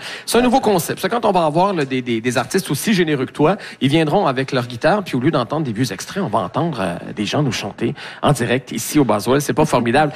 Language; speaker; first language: French; native; French